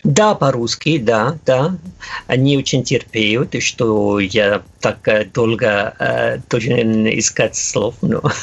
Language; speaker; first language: Russian; non-native, learner; Spanish